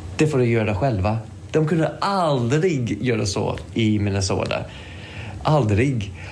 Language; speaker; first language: Swedish; non-native, fluent; English